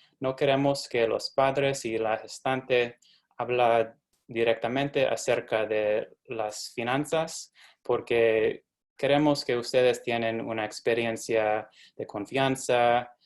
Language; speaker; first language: Spanish; non-native, fluent; English